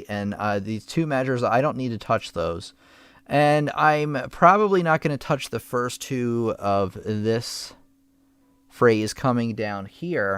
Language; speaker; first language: English; native; English